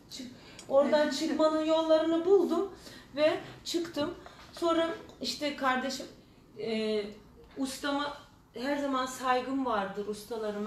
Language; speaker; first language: Turkish; early bilingual, heritage; Turkish